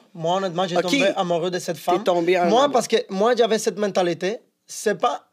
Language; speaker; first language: French; non-native, fluent; Spanish